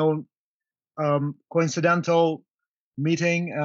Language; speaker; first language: English; non-native, local second language; Luyia